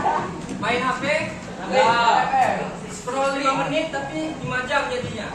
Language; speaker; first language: Indonesian; native; Indonesian